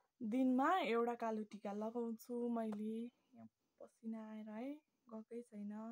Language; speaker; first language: Nepali; non-native, local second language; Limbu